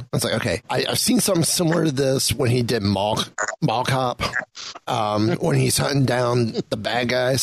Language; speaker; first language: English; native; English